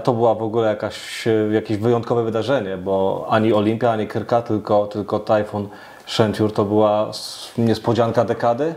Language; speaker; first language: Polish; native; Polish